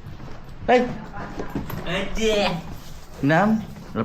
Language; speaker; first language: Malay; native; Malay